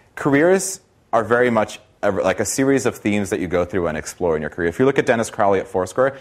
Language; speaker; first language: English; non-native, fluent; Portuguese